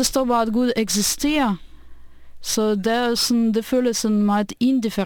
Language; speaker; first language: Danish; non-native, fluent; Russian